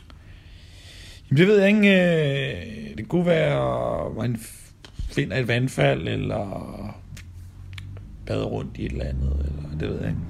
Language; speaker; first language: Danish; native; Danish